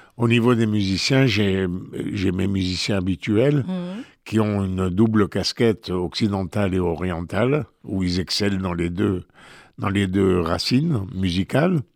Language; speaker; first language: French; native; French